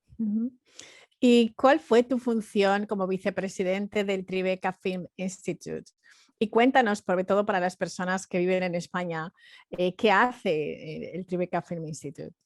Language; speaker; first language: Spanish; native; Spanish